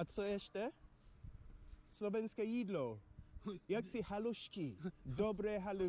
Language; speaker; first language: Czech; non-native, learner; English